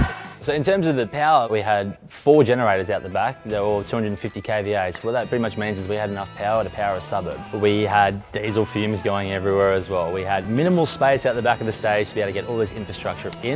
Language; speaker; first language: English; native; English